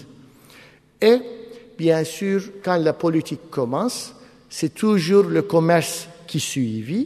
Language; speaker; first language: French; non-native, fluent; Turkish